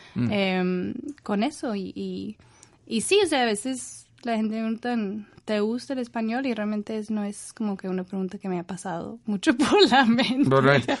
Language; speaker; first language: Spanish; non-native, fluent; English